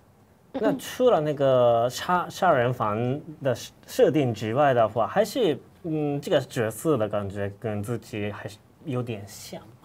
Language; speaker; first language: Chinese; non-native, fluent; Japanese